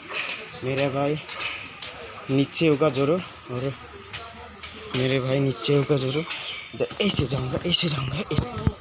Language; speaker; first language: Hindi; non-native, local second language; Assamese